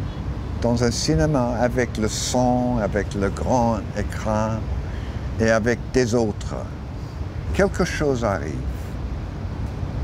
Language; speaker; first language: French; non-native, learner; English